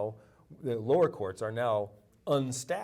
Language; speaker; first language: English; native; English